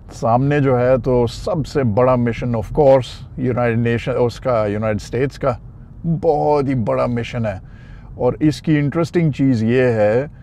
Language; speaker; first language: Urdu; non-native, local second language; Pashto